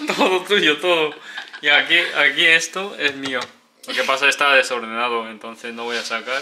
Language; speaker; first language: Spanish; non-native, fluent; Korean